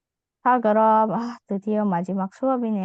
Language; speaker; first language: Korean; non-native, fluent; Indonesian